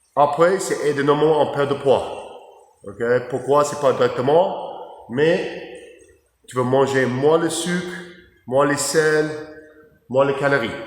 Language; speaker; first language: French; non-native, learner; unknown